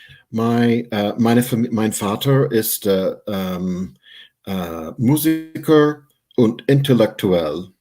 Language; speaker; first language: German; non-native, fluent; English